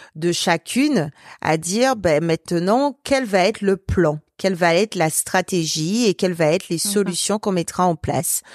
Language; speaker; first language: French; native; French